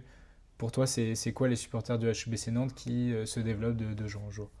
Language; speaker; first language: French; native; French